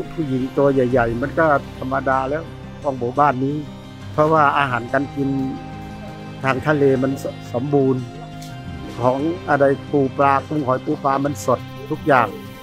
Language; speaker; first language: Thai; non-native, local second language; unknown